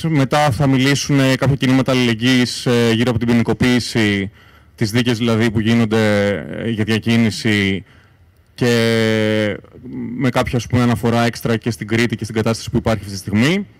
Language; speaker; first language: Greek; native; Greek